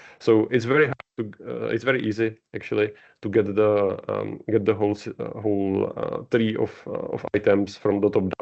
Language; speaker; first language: English; non-native, fluent; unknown